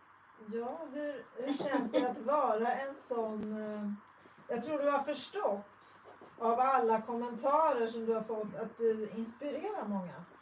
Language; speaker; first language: Swedish; native; Swedish